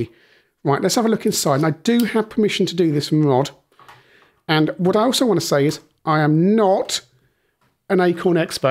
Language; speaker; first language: English; native; English